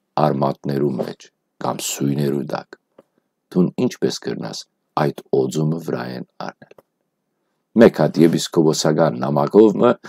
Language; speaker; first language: Armenian; native; Armenian